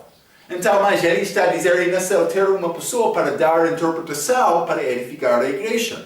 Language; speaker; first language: Portuguese; non-native, learner; English